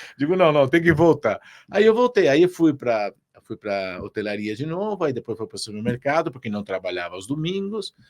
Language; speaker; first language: Portuguese; early bilingual, other home language; Spanish